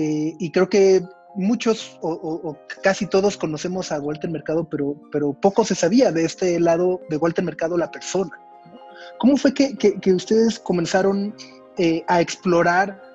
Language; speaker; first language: Spanish; native; Spanish